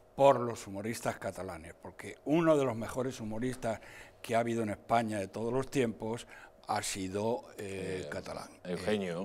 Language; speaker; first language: Spanish; native; Spanish